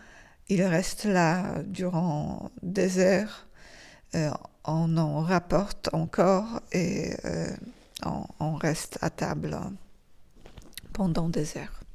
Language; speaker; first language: French; non-native, fluent; Polish